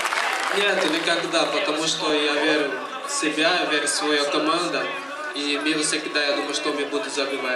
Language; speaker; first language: Russian; non-native, learner; Portuguese